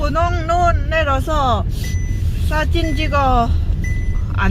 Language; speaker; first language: Korean; non-native, learner; Lao